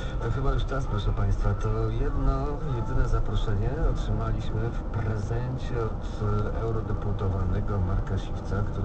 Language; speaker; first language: Polish; native; Polish